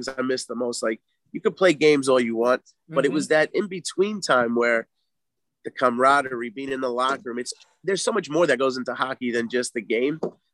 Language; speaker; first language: English; native; English